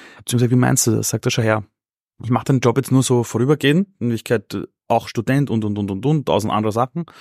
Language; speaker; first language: German; early bilingual, other home language; Persian